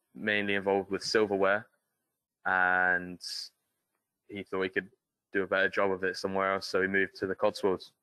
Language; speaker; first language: English; native; English